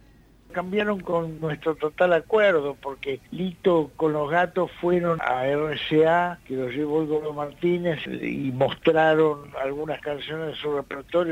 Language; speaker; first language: Spanish; native; Spanish